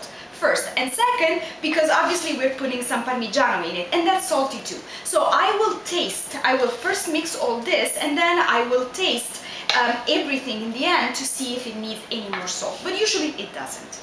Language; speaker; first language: English; non-native, fluent; Italian